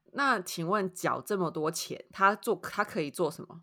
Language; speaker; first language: Chinese; native; Chinese